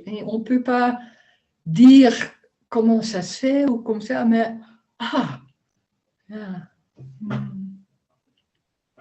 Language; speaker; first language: French; non-native, learner; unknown